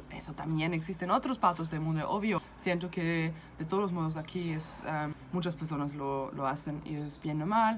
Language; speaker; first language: Spanish; non-native, fluent; German